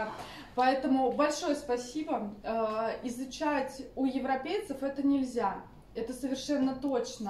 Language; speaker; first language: Russian; native; Russian